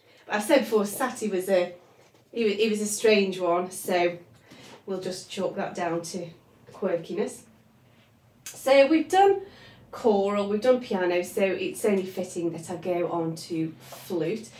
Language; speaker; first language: English; native; English